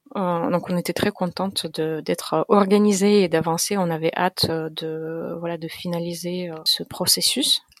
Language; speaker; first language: French; non-native, fluent; Russian